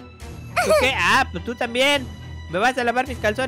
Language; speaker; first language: Spanish; native; Spanish